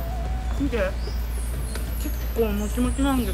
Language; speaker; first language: Japanese; native; Japanese